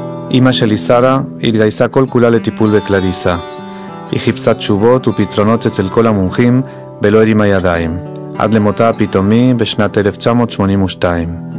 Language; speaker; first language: Hebrew; non-native, fluent; Spanish